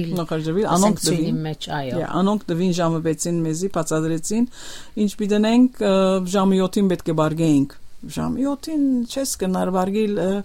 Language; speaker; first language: Armenian; early bilingual, heritage; Armenian